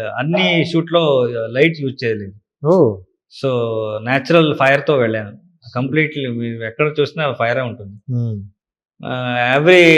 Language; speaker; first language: Telugu; non-native, learner; Kannada